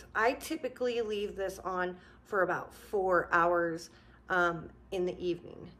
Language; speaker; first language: English; native; English